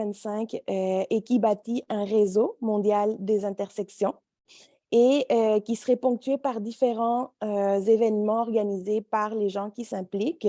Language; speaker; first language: French; native; French